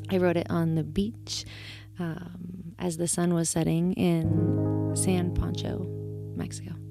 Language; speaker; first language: English; native; English